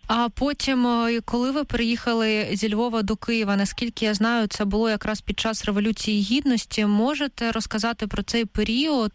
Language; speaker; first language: Ukrainian; native; Ukrainian